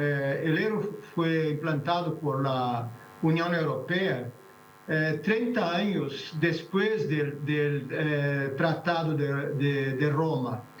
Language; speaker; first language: Spanish; non-native, fluent; Portuguese